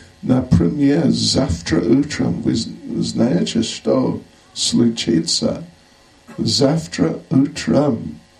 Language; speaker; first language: Russian; non-native, learner; English